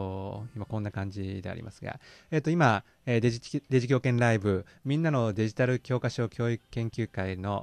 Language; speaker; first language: Japanese; native; Japanese